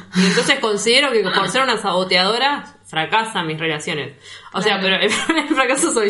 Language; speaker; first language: Spanish; native; Spanish